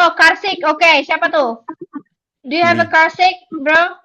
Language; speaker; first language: English; non-native, learner; Indonesian